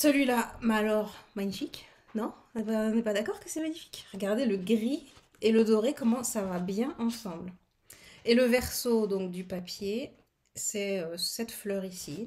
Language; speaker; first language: French; native; French